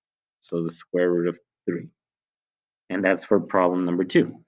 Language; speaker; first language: English; native; English